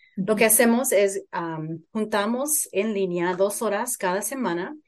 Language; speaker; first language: Spanish; early bilingual, heritage; Spanish